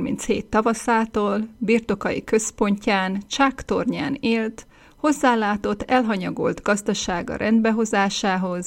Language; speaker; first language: Hungarian; native; Hungarian